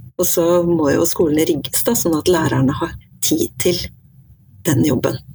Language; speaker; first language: Norwegian; native; Norwegian